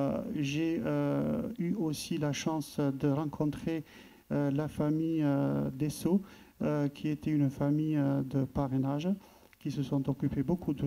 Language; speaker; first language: French; non-native, fluent; Albanian